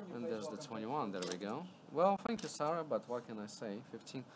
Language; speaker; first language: English; non-native, fluent; Latvian